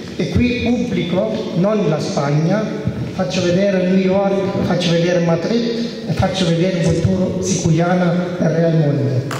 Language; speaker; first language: Italian; early bilingual, heritage; German